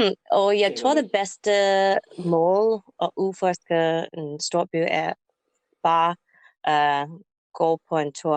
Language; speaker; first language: Danish; non-native, learner; English